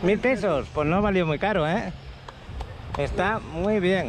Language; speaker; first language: Spanish; native; Spanish